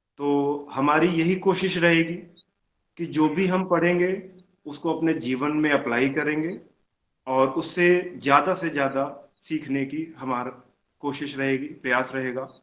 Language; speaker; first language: Hindi; native; Hindi